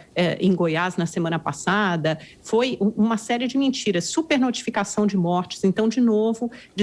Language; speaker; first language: Portuguese; native; Portuguese